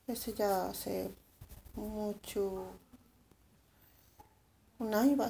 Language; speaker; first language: Spanish; non-native, local second language; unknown